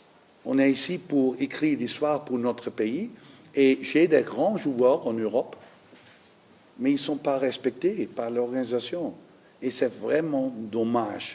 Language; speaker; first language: French; non-native, fluent; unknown